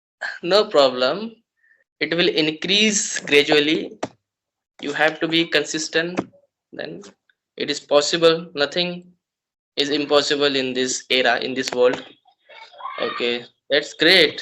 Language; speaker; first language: English; non-native, learner; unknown